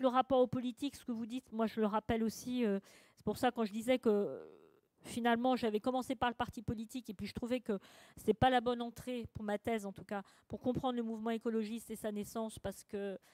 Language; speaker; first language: French; native; French